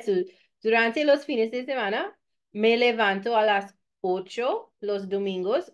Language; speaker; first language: Spanish; non-native, fluent; English